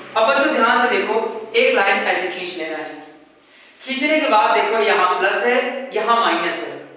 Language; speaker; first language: Hindi; native; Hindi